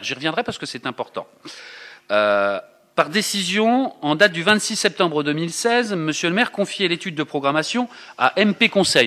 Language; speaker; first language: French; native; French